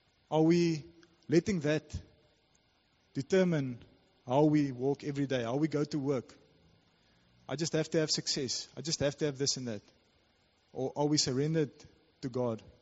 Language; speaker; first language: English; non-native, local second language; Afrikaans